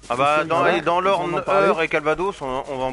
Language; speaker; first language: French; native; French